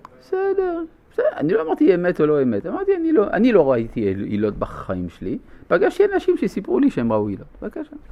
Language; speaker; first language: Hebrew; non-native, fluent; French